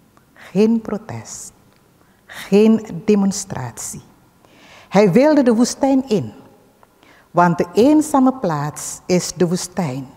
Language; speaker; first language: Dutch; early bilingual, other home language; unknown